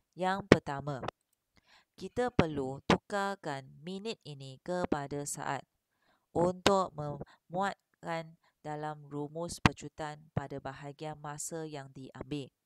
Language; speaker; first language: Malay; non-native, local second language; Chinese